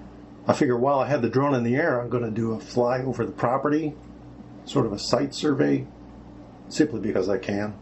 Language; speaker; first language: English; native; English